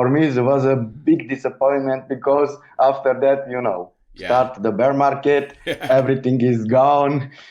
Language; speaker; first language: English; non-native, learner; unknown